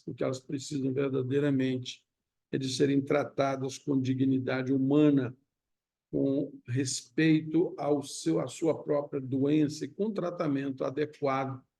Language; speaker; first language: Portuguese; native; Portuguese